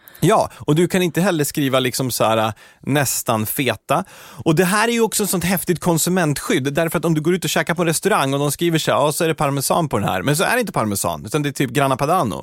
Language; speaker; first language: Swedish; native; Swedish